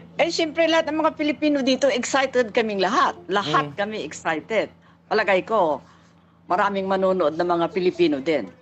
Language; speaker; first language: Filipino; non-native, local second language; Pangasinan